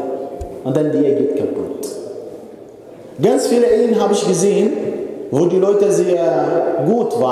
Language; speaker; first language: German; non-native, fluent; Arabic